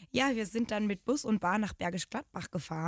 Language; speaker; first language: German; native; German